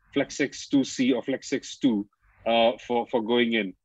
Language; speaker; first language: English; non-native, local second language; Hindi